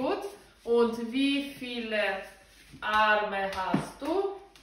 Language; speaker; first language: German; non-native, fluent; Russian